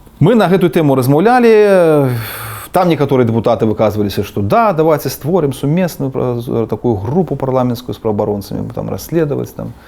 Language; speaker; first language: Belarusian; non-native, local second language; Russian